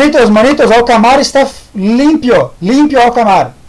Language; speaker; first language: Spanish; non-native, learner; Portuguese